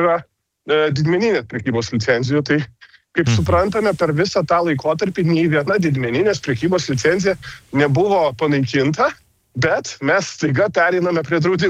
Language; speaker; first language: Lithuanian; native; Lithuanian